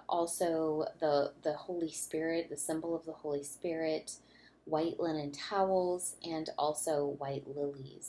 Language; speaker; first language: English; native; English